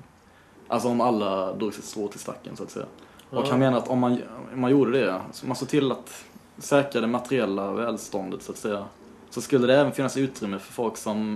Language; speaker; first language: Swedish; native; Swedish